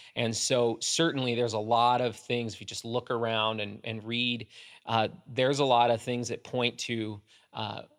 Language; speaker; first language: English; native; English